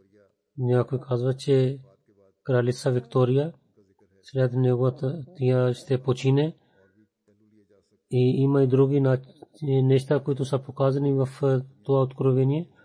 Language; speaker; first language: Bulgarian; non-native, fluent; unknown